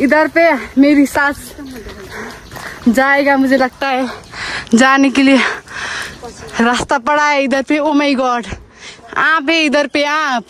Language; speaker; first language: Nepali; native; Nepali